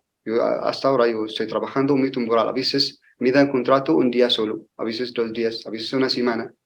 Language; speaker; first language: Spanish; non-native, learner; Arabic